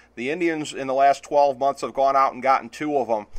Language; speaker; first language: English; native; English